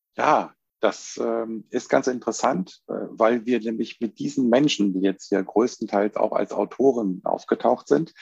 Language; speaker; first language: German; non-native, fluent; Spanish